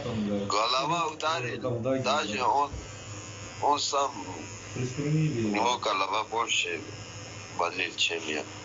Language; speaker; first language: Russian; non-native, learner; Persian